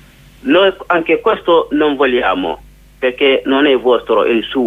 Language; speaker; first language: Italian; non-native, learner; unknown